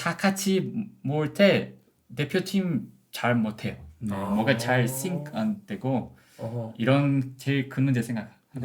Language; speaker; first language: Korean; non-native, learner; Portuguese